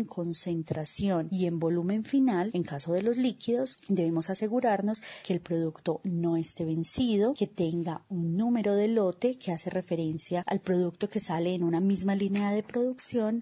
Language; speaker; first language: Spanish; native; Spanish